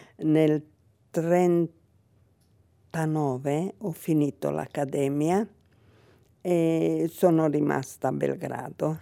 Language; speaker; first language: Italian; non-native, fluent; Hungarian